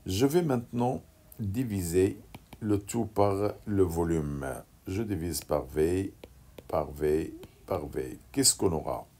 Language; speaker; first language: French; non-native, local second language; Arabic